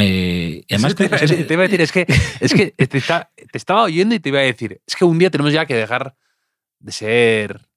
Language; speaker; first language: Spanish; native; Spanish